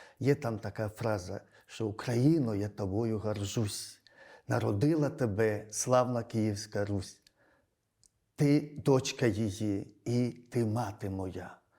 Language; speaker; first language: Ukrainian; non-native, fluent; Georgian